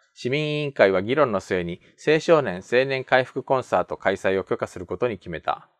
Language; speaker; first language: Japanese; native; Japanese